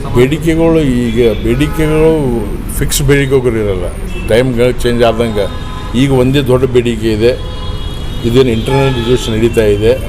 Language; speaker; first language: Kannada; non-native, local second language; Lambadi